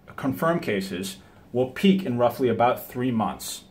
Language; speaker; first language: English; early bilingual, other home language; Japanese